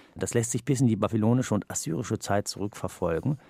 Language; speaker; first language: German; native; German